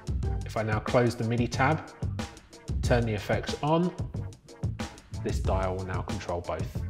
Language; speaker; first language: English; native; English